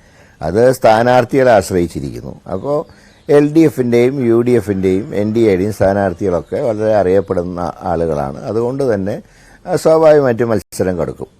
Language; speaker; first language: Malayalam; native; Malayalam